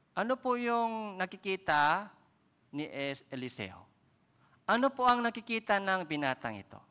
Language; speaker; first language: Filipino; non-native, fluent; Korean